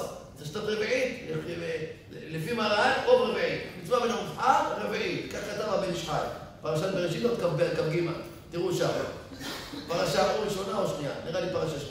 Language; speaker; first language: Hebrew; native; Hebrew